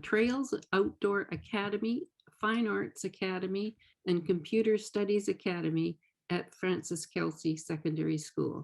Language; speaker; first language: English; native; English